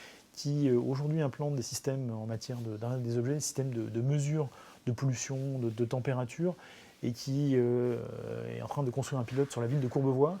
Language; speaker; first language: French; native; French